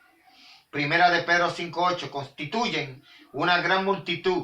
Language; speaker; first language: Spanish; native; Spanish